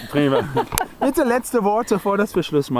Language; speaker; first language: German; non-native, fluent; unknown